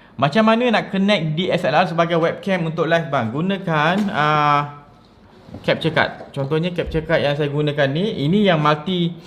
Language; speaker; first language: Malay; native; Malay